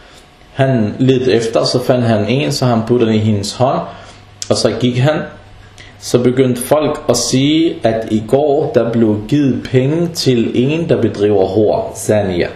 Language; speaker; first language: Danish; non-native, fluent; Arabic